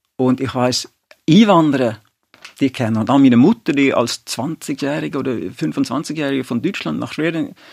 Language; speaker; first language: German; non-native, fluent; Swedish